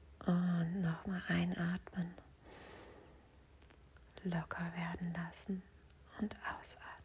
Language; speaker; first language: German; native; German